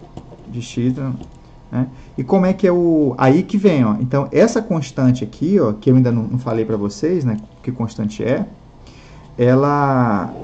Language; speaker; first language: Portuguese; native; Portuguese